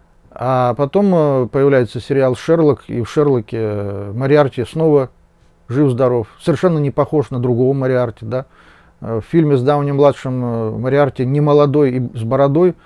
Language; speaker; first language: Russian; native; Russian